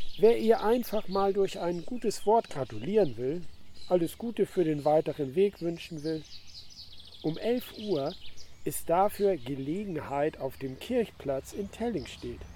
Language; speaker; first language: German; native; German